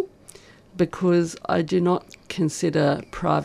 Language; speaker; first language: English; native; English